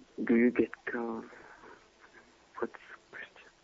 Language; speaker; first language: English; non-native, learner; French